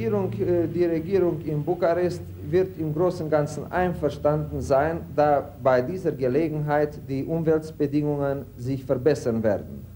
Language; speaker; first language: German; non-native, fluent; Romanian